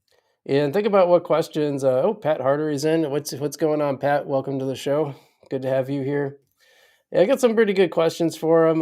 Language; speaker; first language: English; native; English